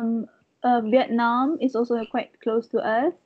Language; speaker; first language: English; non-native, local second language; Malay